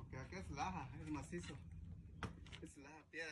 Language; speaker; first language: Spanish; native; Spanish